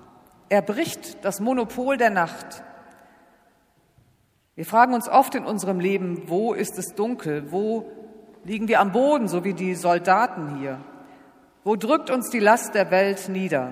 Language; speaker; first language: German; native; German